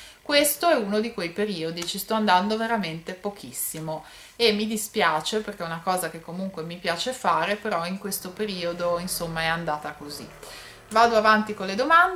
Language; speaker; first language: Italian; native; Italian